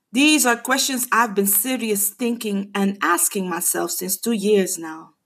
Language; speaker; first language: English; non-native, fluent; Papiamento